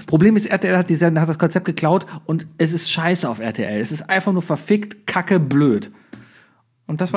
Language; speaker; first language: German; native; German